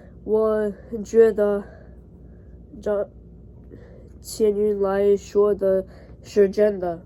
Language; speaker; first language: Chinese; non-native, learner; English